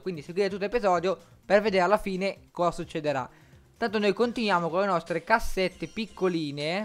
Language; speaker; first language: Italian; native; Italian